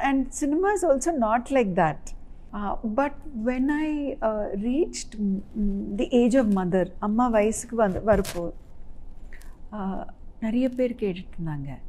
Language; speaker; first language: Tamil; non-native, local second language; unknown